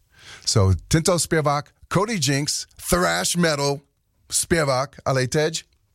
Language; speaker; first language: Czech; non-native, learner; English